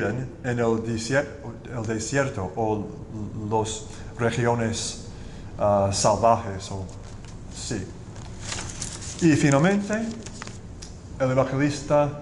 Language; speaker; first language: Spanish; non-native, learner; English